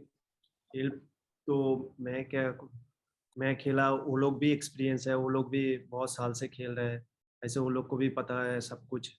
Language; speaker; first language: Hindi; non-native, local second language; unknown